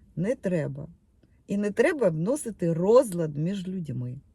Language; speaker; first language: Ukrainian; non-native, local second language; Russian